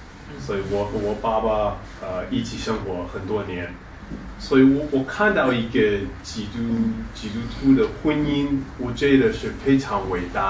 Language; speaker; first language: Chinese; non-native, fluent; English